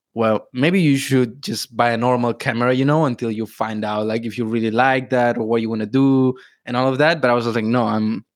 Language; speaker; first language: English; non-native, fluent; Spanish